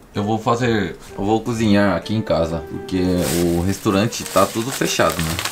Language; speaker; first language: Portuguese; non-native, learner; Korean